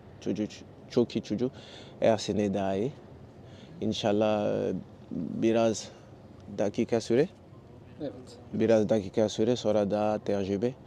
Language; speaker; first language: Turkish; non-native, learner; French